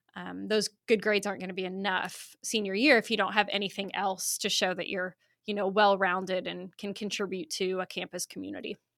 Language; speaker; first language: English; native; English